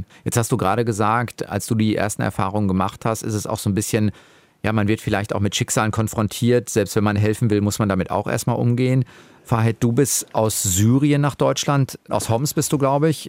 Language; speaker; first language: German; native; German